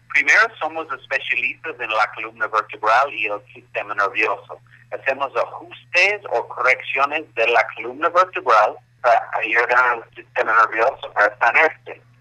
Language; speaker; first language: Spanish; non-native, fluent; English